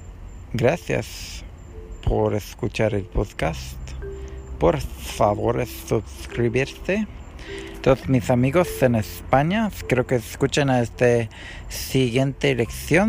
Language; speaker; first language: Spanish; non-native, learner; English